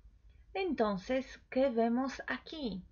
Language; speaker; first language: Spanish; non-native, fluent; Polish